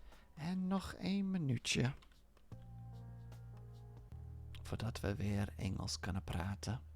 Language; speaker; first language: Dutch; non-native, learner; English